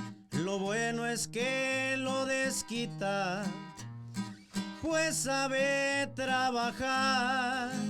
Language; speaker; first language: Spanish; native; Spanish